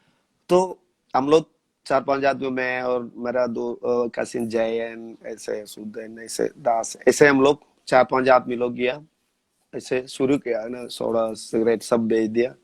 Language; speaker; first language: Hindi; non-native, local second language; Malayalam